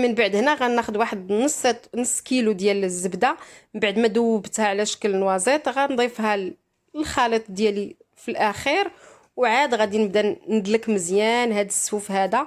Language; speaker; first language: Arabic; native; Arabic